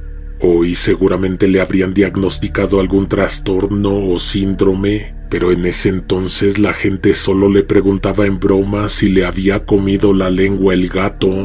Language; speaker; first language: Spanish; native; Spanish